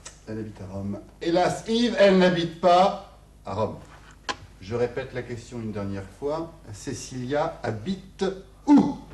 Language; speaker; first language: French; native; French